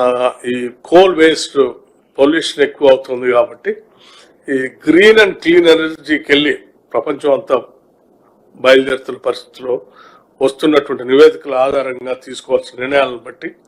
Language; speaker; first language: Telugu; native; Telugu